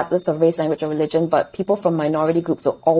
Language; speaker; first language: English; native; English